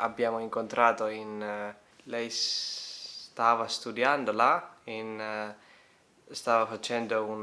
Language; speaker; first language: Italian; non-native, learner; Finnish